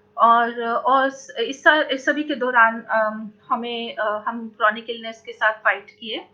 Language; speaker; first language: Hindi; native; Hindi